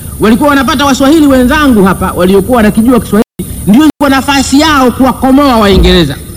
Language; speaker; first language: Swahili; non-native, local second language; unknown